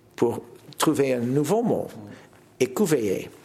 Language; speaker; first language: French; non-native, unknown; English